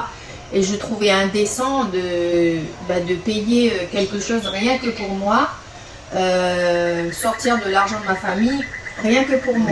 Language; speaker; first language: French; native; French